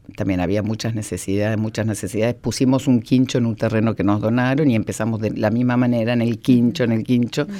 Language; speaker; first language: Spanish; native; Spanish